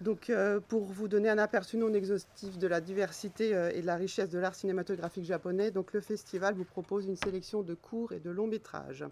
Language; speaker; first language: French; native; French